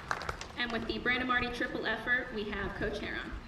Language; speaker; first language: English; native; English